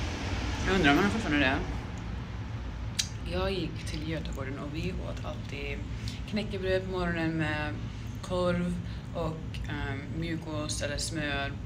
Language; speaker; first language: Swedish; early bilingual, heritage; Swedish